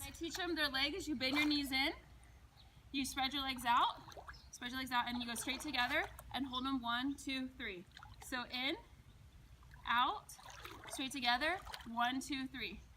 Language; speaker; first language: English; native; English